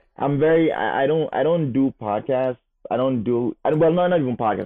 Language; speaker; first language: English; non-native, local second language; Igbo